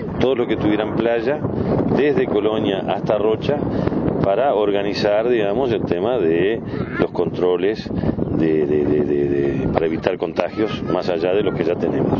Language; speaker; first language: Spanish; native; Spanish